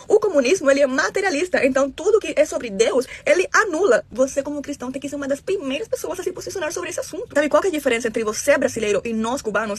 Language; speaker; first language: Portuguese; non-native, fluent; Spanish